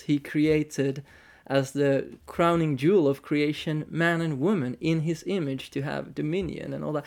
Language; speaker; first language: English; non-native, fluent; Finnish